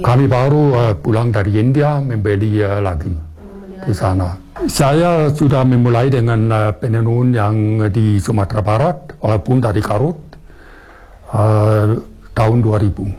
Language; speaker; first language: Indonesian; non-native, fluent; German